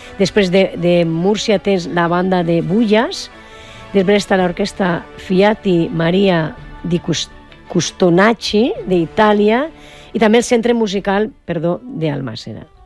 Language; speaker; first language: Catalan; native; Catalan